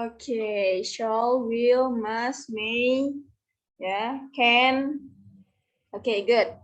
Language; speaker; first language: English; non-native, fluent; Indonesian